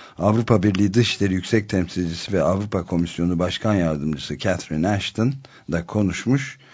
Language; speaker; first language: Turkish; native; Turkish